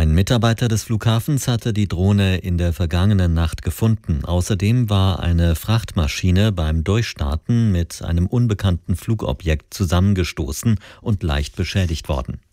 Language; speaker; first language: German; native; German